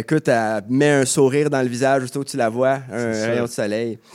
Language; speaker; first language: French; native; French